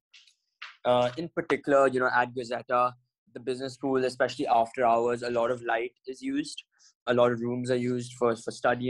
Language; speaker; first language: English; non-native, local second language; Hindi